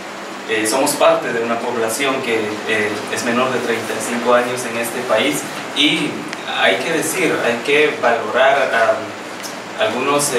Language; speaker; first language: Spanish; native; Spanish